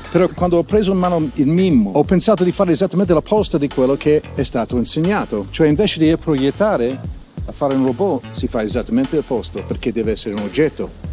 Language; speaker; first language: Italian; non-native, fluent; English